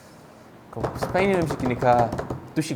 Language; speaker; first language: Korean; non-native, learner; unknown